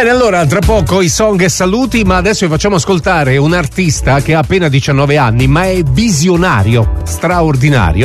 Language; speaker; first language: Italian; native; Italian